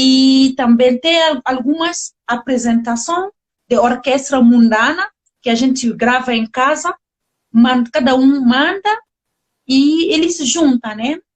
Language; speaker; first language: Portuguese; non-native, learner; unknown